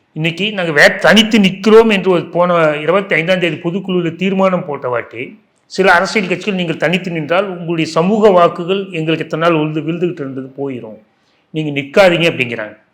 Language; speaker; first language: Tamil; non-native, local second language; Telugu